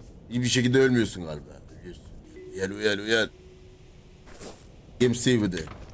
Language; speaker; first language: Turkish; native; Turkish